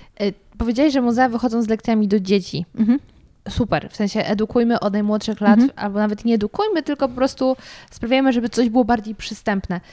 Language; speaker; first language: Polish; native; Polish